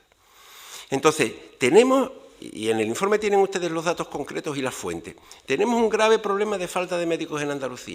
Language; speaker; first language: Spanish; native; Spanish